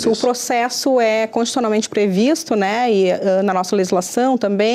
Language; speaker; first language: Portuguese; native; Portuguese